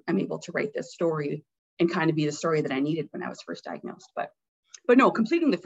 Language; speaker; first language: English; native; English